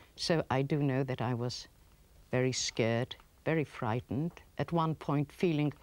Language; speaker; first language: English; early bilingual, other home language; Polish